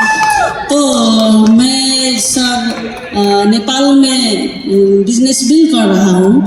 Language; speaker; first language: Hindi; non-native, learner; Nepali